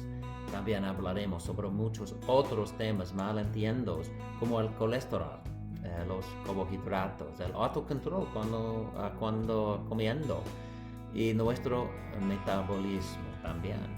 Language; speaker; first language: Spanish; non-native, fluent; English